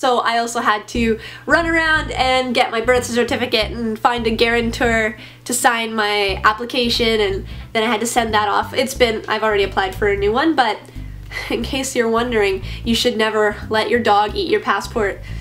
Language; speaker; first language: English; native; English